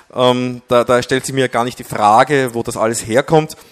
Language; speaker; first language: German; native; German